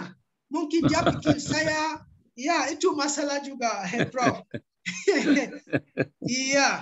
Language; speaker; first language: Indonesian; non-native, learner; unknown